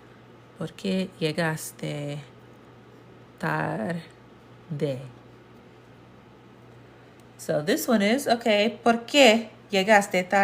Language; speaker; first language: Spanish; non-native, fluent; English